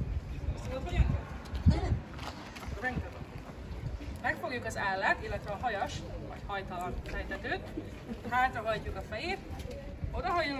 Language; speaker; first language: Hungarian; native; Hungarian